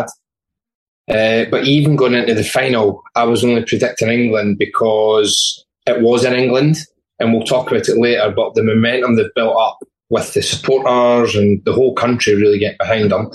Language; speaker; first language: English; native; English